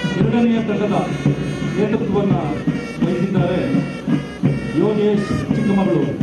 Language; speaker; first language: Kannada; native; Kannada